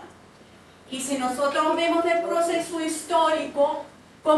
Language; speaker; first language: Spanish; non-native, fluent; Russian